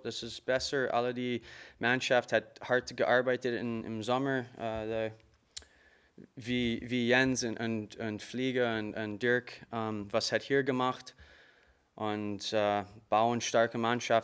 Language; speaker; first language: German; non-native, learner; English